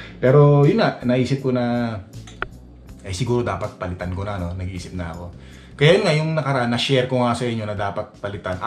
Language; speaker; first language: Filipino; native; Filipino